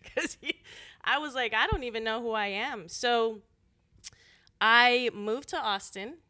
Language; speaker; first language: English; native; English